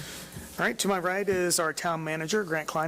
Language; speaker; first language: English; native; English